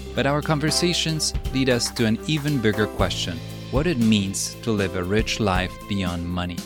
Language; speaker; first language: English; early bilingual, other home language; Polish